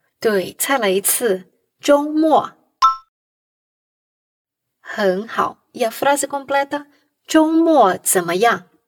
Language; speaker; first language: Chinese; non-native, fluent; Portuguese